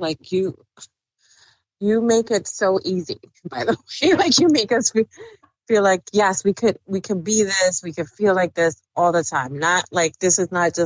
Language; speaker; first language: English; early bilingual, other home language; Spanish